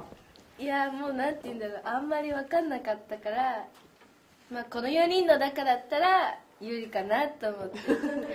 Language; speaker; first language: Japanese; native; Japanese